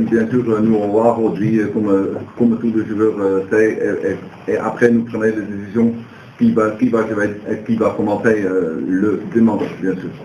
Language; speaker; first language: French; non-native, learner; Dutch